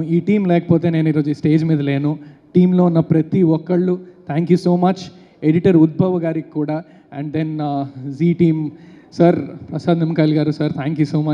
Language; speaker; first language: Telugu; native; Telugu